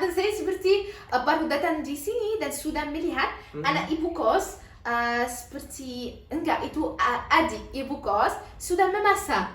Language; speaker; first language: Indonesian; non-native, learner; Arabic